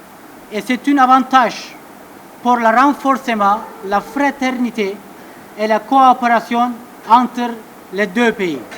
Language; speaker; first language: French; non-native, learner; Turkish